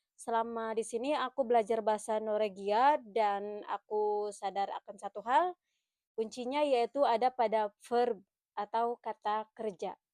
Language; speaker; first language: Indonesian; native; Indonesian